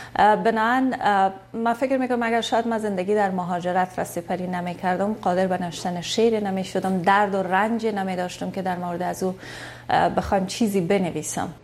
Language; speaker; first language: Persian; native; Persian